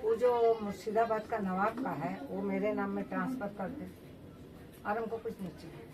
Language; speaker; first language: Hindi; non-native, local second language; Bangla